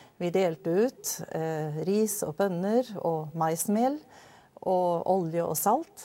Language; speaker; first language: Norwegian; early bilingual, other home language; Danish